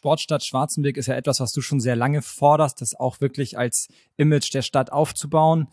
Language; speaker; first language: German; native; German